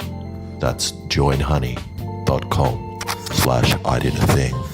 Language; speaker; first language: English; native; English